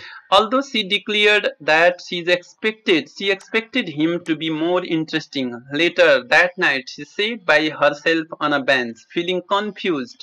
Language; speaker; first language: English; non-native, local second language; Nepali